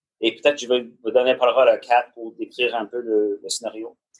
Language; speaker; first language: French; non-native, learner; English